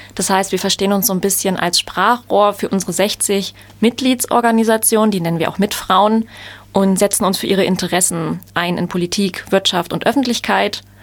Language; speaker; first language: German; native; German